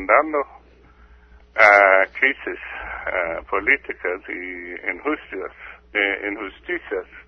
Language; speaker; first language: Spanish; non-native, fluent; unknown